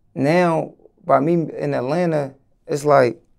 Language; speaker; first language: English; native; English